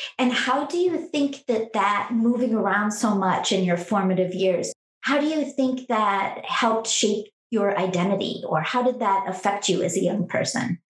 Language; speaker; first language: English; native; English